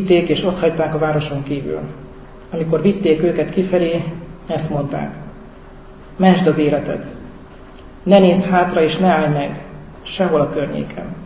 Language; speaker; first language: Hungarian; native; Hungarian